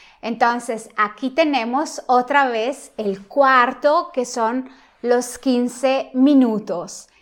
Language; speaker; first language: Spanish; non-native, fluent; Italian